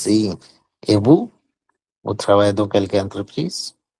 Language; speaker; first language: French; non-native, learner; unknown